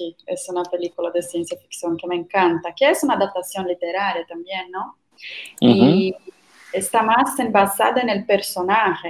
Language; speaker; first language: Spanish; non-native, fluent; Portuguese